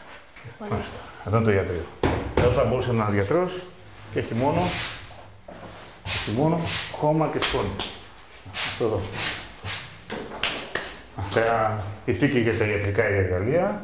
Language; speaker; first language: Greek; native; Greek